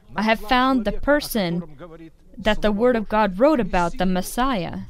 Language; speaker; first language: English; non-native, fluent; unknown